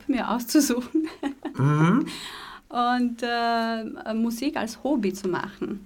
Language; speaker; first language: German; native; German